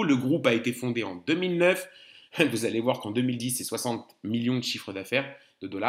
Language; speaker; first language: French; native; French